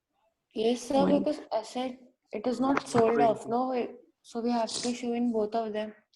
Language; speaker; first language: English; non-native, local second language; Hindi